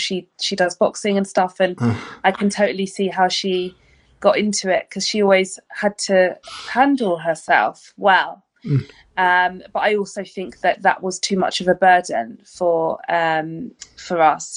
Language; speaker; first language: English; native; English